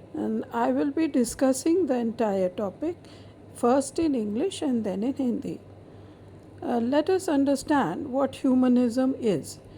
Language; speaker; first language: English; non-native, local second language; Hindi